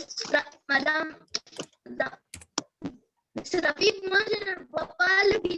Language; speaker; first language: French; non-native, learner; Arabic